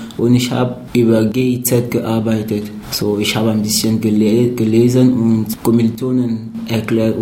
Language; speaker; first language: German; non-native, fluent; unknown